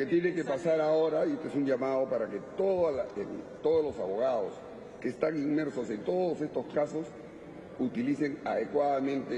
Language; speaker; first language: Spanish; native; Spanish